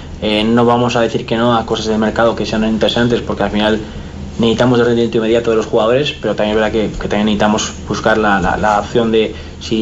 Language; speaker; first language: Spanish; native; Spanish